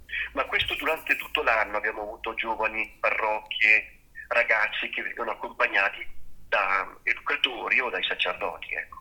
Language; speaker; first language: Italian; native; Italian